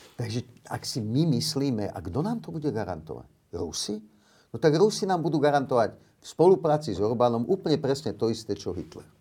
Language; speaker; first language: Slovak; native; Slovak